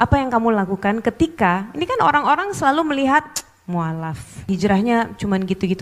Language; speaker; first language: Indonesian; native; Indonesian